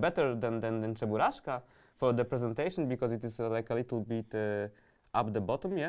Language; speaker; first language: English; non-native, learner; Polish